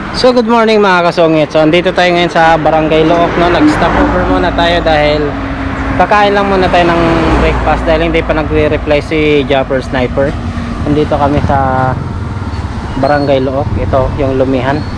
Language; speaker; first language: Filipino; native; Filipino